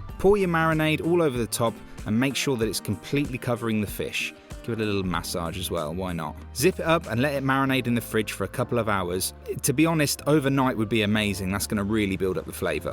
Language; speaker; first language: English; native; English